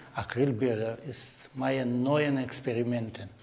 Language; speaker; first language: German; non-native, learner; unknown